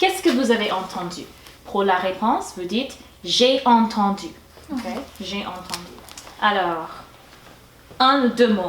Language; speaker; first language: French; non-native, fluent; English